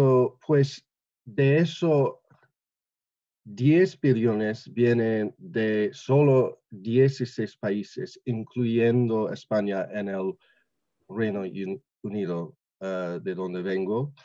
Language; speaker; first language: Spanish; non-native, learner; English